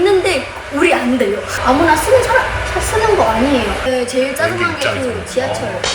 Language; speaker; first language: Korean; non-native, fluent; Indonesian